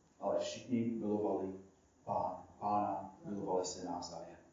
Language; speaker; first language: Czech; non-native, fluent; English